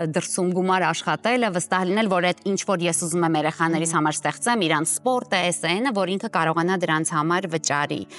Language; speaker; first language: Armenian; native; Armenian